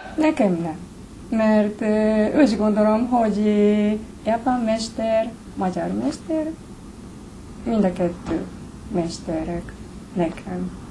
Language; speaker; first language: Hungarian; non-native, learner; Japanese